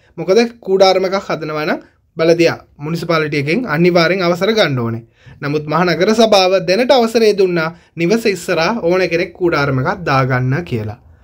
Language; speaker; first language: Sinhala; non-native, local second language; Tamil